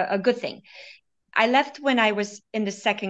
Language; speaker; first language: English; early bilingual, other home language; Romanian